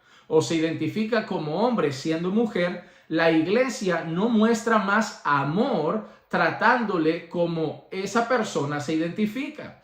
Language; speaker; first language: Spanish; native; Spanish